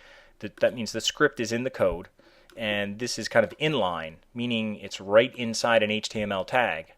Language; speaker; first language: English; native; English